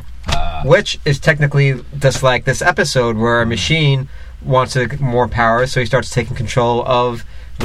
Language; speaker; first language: English; native; English